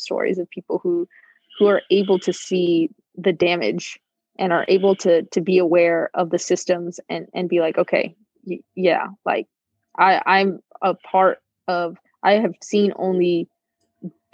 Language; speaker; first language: English; native; English